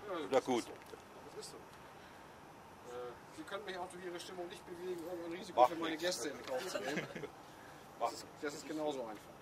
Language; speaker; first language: German; native; German